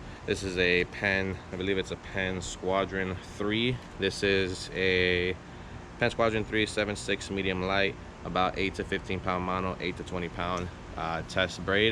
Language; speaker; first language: English; native; English